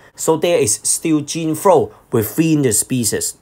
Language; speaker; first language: English; non-native, local second language; Cantonese